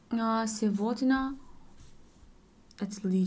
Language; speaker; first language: Russian; non-native, learner; English